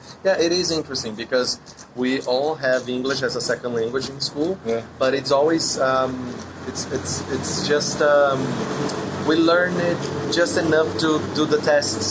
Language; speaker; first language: English; non-native, fluent; Portuguese